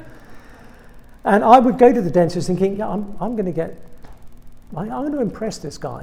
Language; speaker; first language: English; native; English